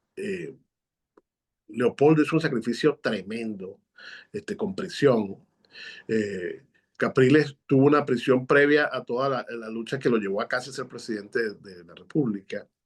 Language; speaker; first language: Spanish; native; Spanish